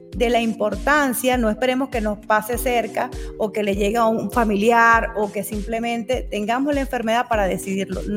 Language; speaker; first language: Spanish; native; Spanish